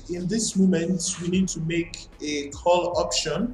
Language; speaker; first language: English; non-native, learner; Portuguese